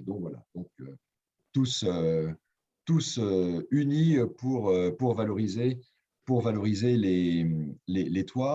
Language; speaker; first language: French; native; French